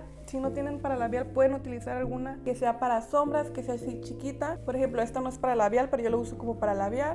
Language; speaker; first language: Spanish; native; Spanish